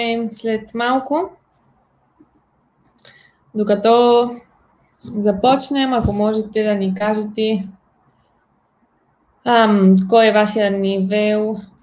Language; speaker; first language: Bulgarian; non-native, fluent; Spanish